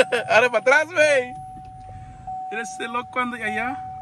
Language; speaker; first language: Spanish; early bilingual, heritage; Spanish